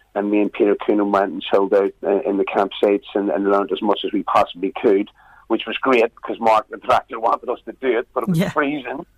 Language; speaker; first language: English; native; English